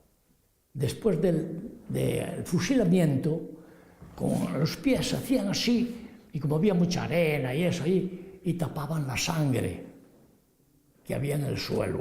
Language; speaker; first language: Spanish; non-native, local second language; Galician